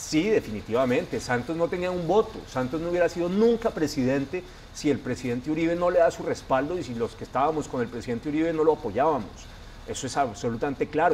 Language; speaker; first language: Spanish; native; Spanish